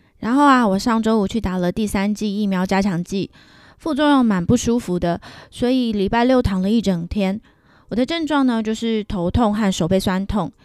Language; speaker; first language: Chinese; native; Chinese